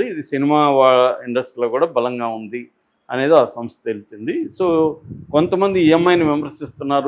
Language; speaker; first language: Telugu; native; Telugu